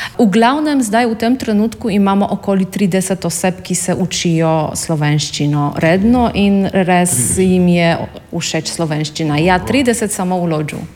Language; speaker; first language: Slovenian; non-native, fluent; Polish